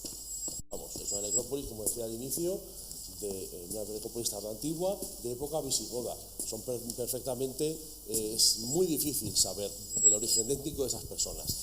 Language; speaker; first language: Spanish; native; Spanish